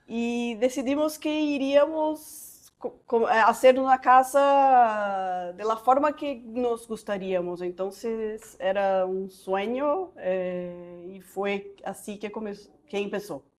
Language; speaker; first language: Spanish; non-native, fluent; Portuguese